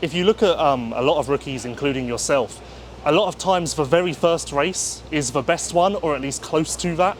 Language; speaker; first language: English; native; English